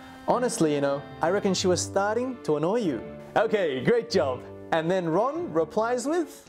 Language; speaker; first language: English; native; English